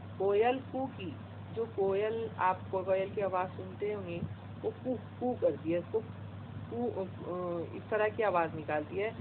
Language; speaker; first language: Urdu; native; Urdu